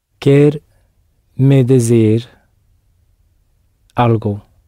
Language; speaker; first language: Portuguese; non-native, learner; English